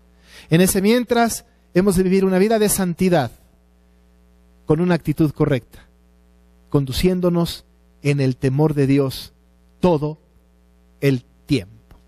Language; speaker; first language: Spanish; native; Spanish